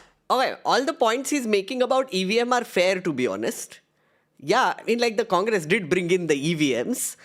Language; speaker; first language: English; non-native, local second language; Hindi